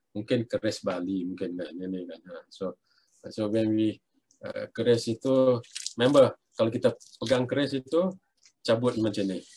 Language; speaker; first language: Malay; native; Malay